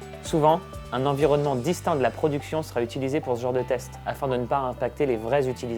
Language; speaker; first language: French; native; French